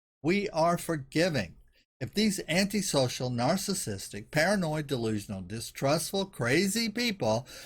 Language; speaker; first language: English; native; English